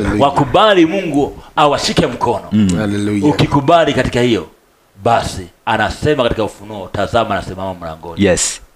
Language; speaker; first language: Swahili; native; Swahili